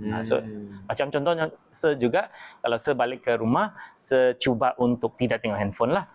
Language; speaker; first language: Malay; native; Malay